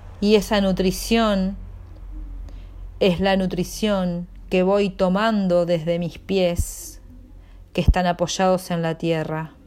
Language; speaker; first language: Spanish; native; Spanish